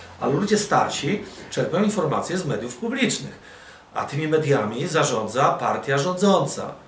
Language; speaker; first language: Polish; early bilingual, other home language; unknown